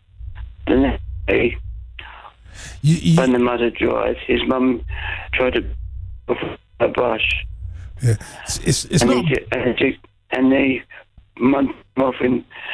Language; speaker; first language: English; native; English